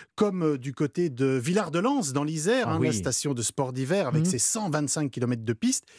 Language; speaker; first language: French; native; French